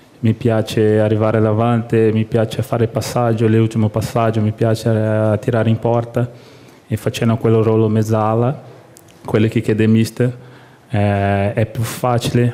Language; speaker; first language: Italian; non-native, fluent; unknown